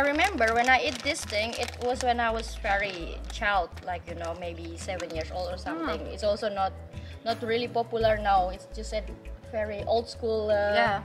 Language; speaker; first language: English; non-native, fluent; Indonesian